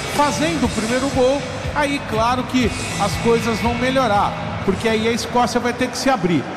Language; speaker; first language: Portuguese; native; Portuguese